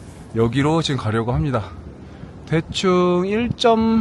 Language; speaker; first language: Korean; native; Korean